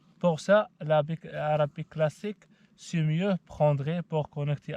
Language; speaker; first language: French; non-native, learner; Arabic